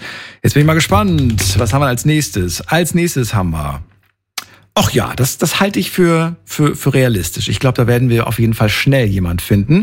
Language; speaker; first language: German; native; German